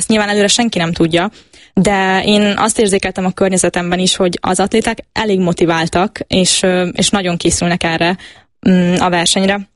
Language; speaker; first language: Hungarian; native; Hungarian